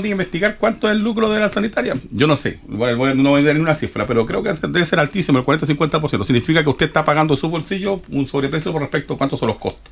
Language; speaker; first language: Spanish; native; Spanish